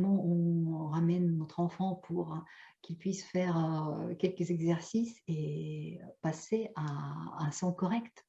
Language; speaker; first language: French; non-native, fluent; Russian